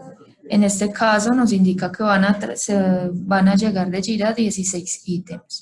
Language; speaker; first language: Spanish; native; Spanish